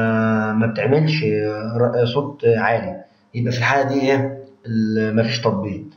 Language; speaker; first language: Arabic; native; Arabic